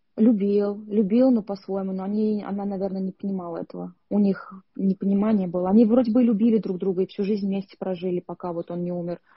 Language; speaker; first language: Russian; native; Russian